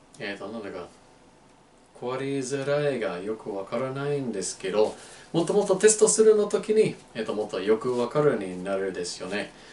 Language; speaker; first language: Japanese; non-native, learner; English